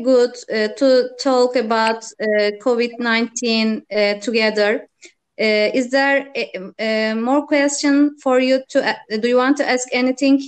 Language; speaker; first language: English; non-native, learner; Turkish